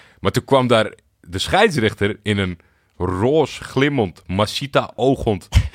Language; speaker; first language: Dutch; native; Dutch